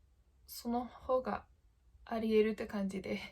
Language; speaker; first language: Japanese; non-native, fluent; English